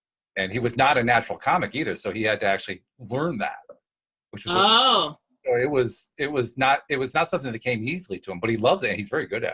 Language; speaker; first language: English; native; English